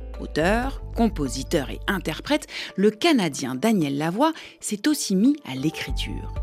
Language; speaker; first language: French; native; French